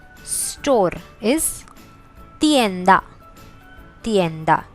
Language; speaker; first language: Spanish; non-native, fluent; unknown